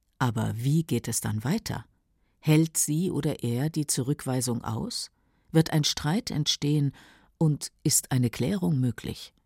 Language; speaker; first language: German; native; German